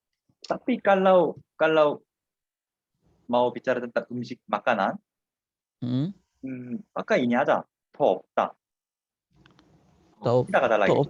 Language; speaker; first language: Indonesian; non-native, fluent; Korean